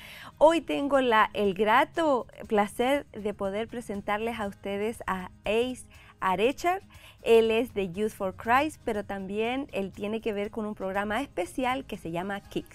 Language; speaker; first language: Spanish; native; Spanish